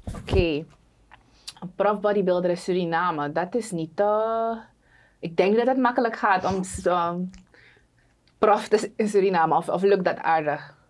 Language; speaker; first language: Dutch; native; Dutch